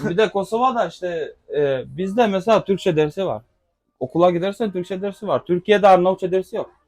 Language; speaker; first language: Turkish; non-native, local second language; Albanian